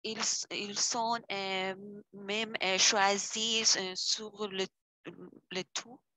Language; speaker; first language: French; non-native, learner; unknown